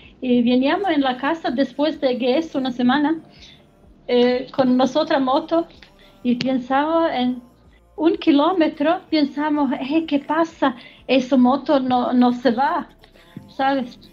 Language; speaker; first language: Spanish; non-native, learner; German